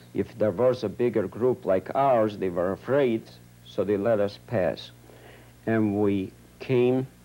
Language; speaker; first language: English; non-native, fluent; Yiddish